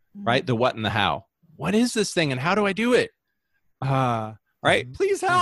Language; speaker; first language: English; native; English